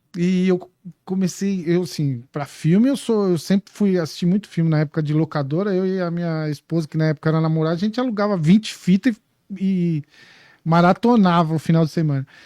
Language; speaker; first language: Portuguese; native; Portuguese